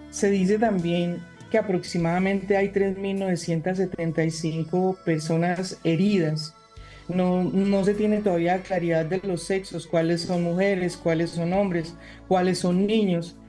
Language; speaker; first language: Spanish; native; Spanish